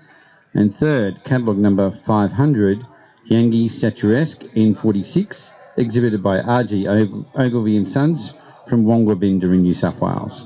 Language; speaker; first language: English; native; English